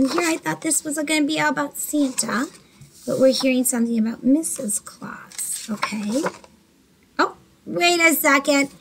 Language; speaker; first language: English; native; English